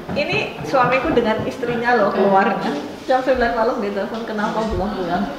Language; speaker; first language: Indonesian; native; Indonesian